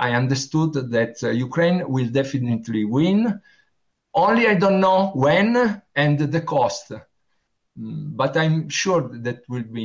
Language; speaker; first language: English; non-native, learner; Italian